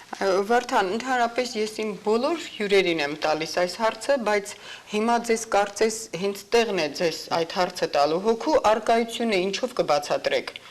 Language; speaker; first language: Armenian; native; Armenian